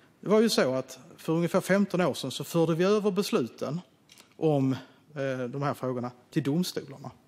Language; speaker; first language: Swedish; native; Swedish